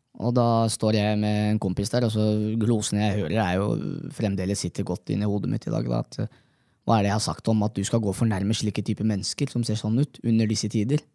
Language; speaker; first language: Norwegian; early bilingual, other home language; Somali